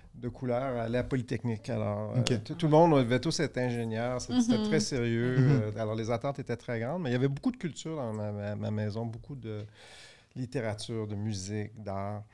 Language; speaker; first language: French; native; French